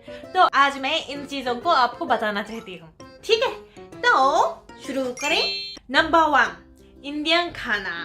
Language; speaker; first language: Hindi; non-native, fluent; Japanese